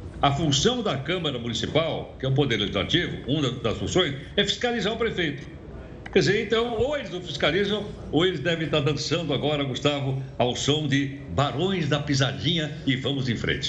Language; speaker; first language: Portuguese; native; Portuguese